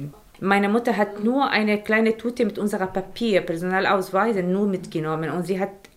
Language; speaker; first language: German; non-native, learner; Arabic